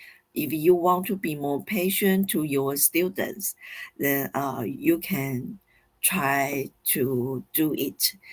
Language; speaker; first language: English; non-native, fluent; Chinese